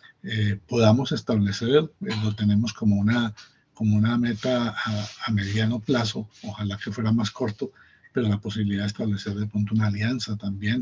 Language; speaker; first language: Spanish; native; Spanish